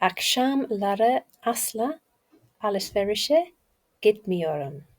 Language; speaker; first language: Turkish; non-native, learner; English